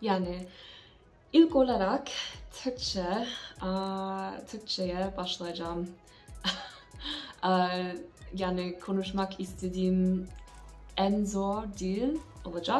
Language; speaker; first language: Turkish; non-native, learner; English